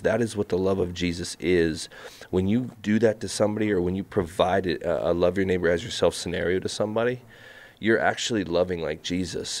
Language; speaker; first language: English; native; English